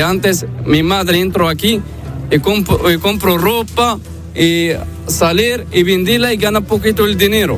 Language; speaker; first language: Spanish; non-native, learner; Arabic